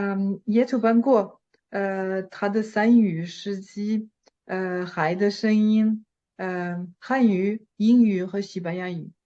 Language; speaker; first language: Chinese; non-native, fluent; French